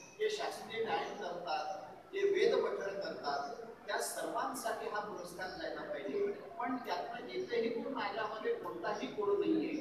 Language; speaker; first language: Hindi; non-native, local second language; Marathi